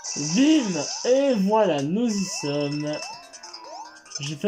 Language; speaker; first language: French; native; French